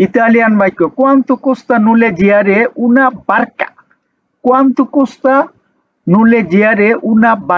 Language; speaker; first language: Italian; non-native, learner; Bangla